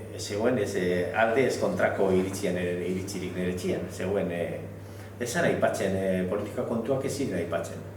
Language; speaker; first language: Basque; non-native, local second language; Spanish